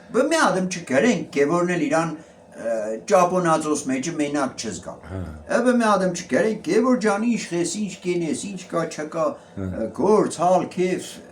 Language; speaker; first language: Armenian; native; Armenian